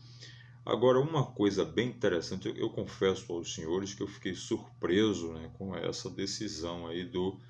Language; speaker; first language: Portuguese; native; Portuguese